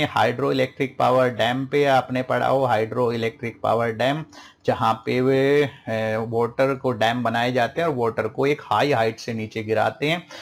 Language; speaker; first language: Hindi; native; Hindi